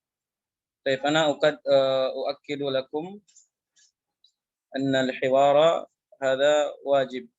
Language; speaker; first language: Arabic; non-native, fluent; Indonesian